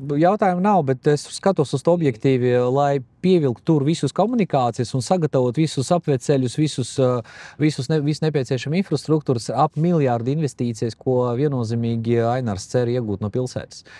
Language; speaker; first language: Latvian; non-native, local second language; Russian